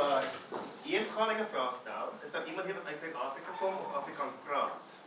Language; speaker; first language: Afrikaans; non-native, fluent; English